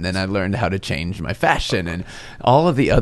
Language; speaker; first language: English; native; English